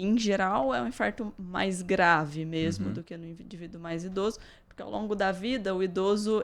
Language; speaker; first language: Portuguese; native; Portuguese